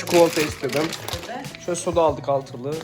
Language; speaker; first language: Turkish; native; Turkish